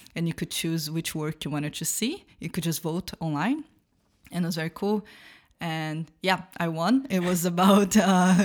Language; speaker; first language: English; non-native, fluent; Portuguese